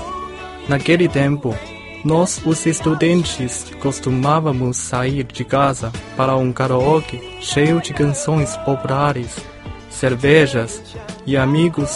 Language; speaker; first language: Portuguese; non-native, fluent; Chinese